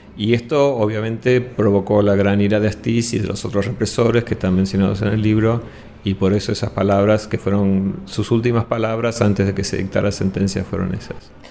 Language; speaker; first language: Spanish; early bilingual, other home language; English